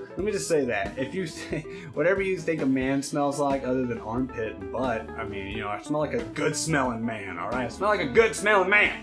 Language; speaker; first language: English; native; English